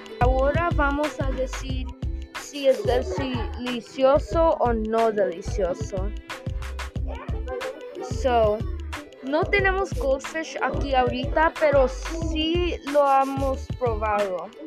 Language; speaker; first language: Spanish; non-native, learner; English